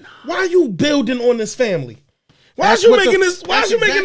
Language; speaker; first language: English; native; English